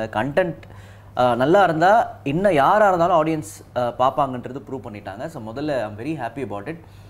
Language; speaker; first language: Tamil; native; Tamil